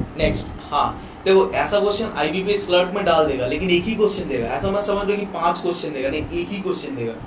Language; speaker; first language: Hindi; non-native, local second language; Bangla